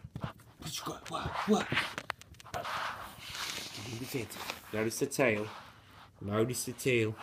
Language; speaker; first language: English; native; English